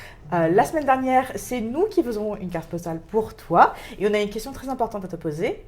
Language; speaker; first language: French; native; French